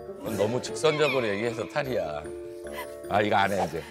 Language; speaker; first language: Korean; native; Korean